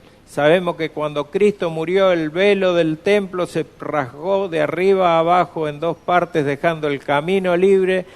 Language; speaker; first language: Spanish; native; Spanish